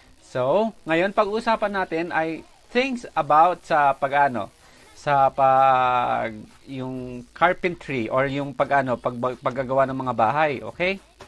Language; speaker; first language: Filipino; native; Filipino